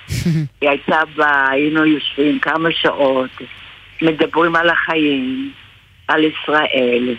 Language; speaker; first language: Hebrew; non-native, fluent; English